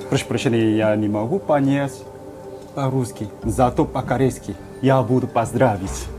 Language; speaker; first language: Russian; non-native, learner; Korean